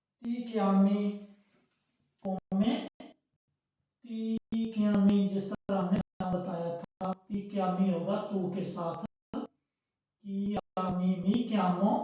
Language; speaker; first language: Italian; non-native, fluent; Urdu